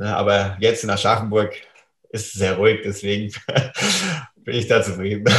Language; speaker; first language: German; native; German